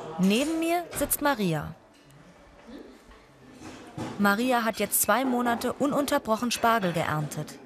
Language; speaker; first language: German; native; German